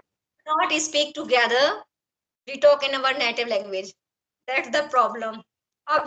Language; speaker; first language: English; non-native, learner; Hindi